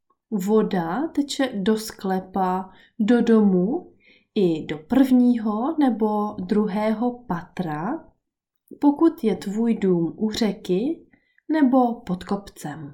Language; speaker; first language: Czech; native; Czech